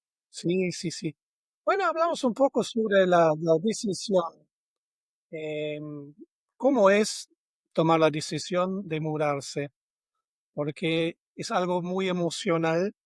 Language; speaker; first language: Spanish; non-native, fluent; German